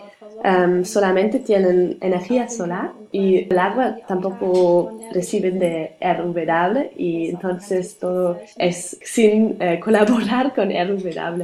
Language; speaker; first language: Spanish; non-native, learner; German